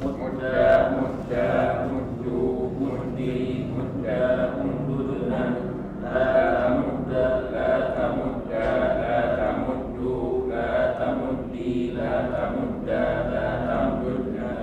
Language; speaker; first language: Arabic; non-native, learner; Indonesian